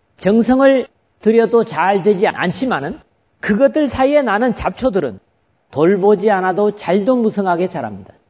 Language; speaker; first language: Korean; native; Korean